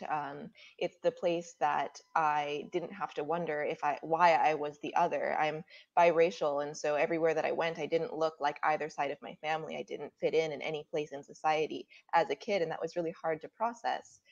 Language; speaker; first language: English; native; English